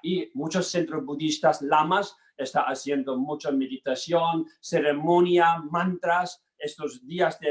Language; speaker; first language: Spanish; non-native, learner; Tibetan